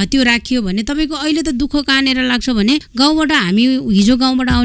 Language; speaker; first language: Nepali; non-native, local second language; Gurung